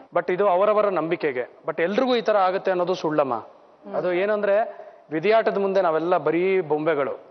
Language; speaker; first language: Kannada; native; Kannada